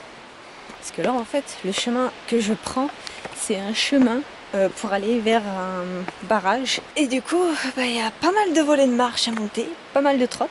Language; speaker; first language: French; native; French